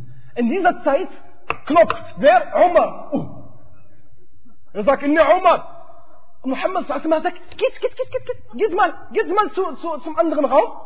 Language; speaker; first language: German; non-native, fluent; Arabic